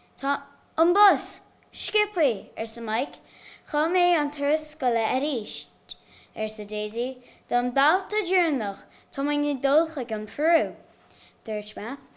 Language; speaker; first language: Irish; native; Irish